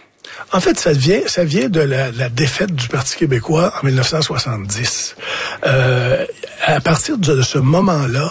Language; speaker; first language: French; native; French